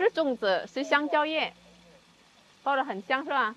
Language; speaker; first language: Chinese; non-native, fluent; Indonesian